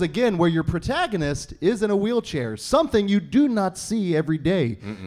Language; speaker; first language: English; native; English